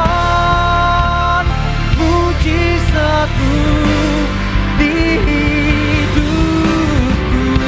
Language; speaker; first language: Indonesian; native; Indonesian